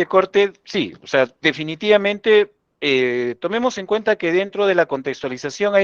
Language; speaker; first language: Spanish; native; Spanish